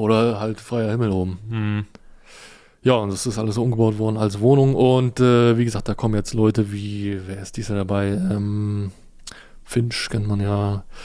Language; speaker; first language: German; native; German